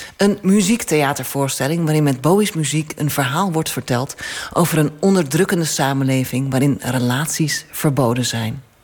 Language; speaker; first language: Dutch; native; Dutch